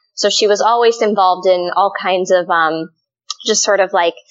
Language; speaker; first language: English; native; English